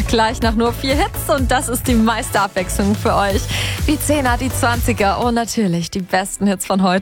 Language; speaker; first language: German; native; German